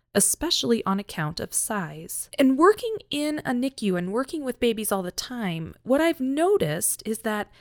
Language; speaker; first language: English; native; English